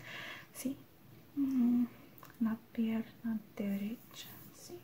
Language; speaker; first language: Spanish; non-native, learner; English